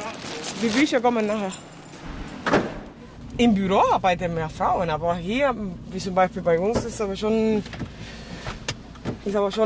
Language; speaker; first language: German; non-native, fluent; Spanish